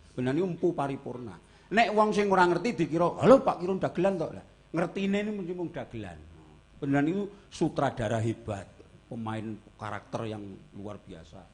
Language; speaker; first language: Javanese; native; Javanese